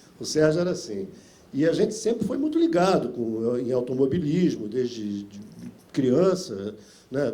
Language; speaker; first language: Portuguese; native; Portuguese